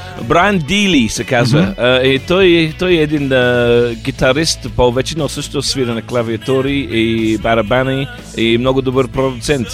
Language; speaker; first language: Bulgarian; non-native, learner; English